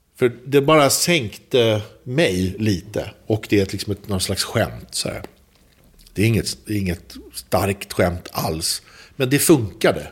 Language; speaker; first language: Swedish; native; Swedish